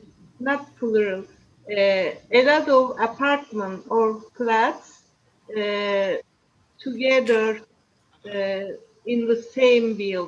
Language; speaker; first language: English; non-native, learner; Turkish